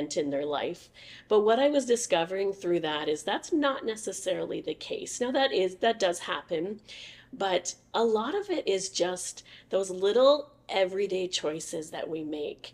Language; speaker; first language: English; native; English